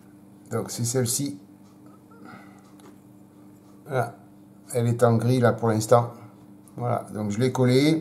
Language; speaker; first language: French; native; French